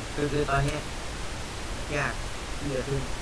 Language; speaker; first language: Thai; native; Thai